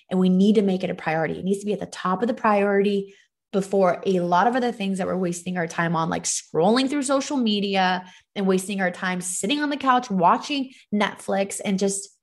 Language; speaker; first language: English; native; English